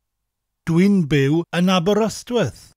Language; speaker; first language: Welsh; non-native, fluent; English